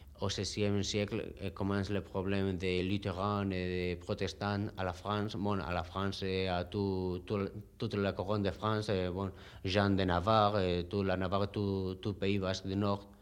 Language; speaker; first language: French; non-native, learner; Spanish